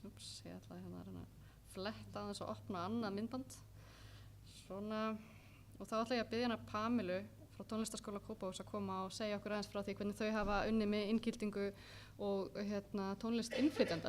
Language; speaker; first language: Icelandic; native; Icelandic